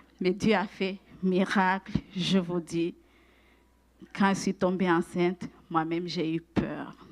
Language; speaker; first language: French; non-native, local second language; Rundi